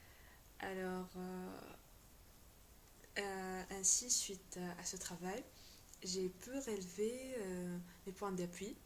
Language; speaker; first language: French; non-native, local second language; Arabic